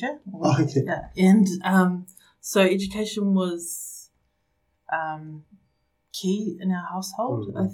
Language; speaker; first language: English; native; English